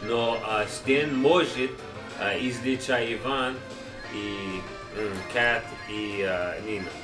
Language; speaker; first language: Russian; non-native, learner; English